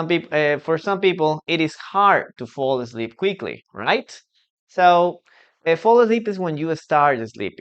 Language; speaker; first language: English; non-native, fluent; Spanish